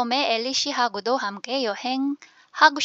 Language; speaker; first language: Korean; non-native, fluent; Filipino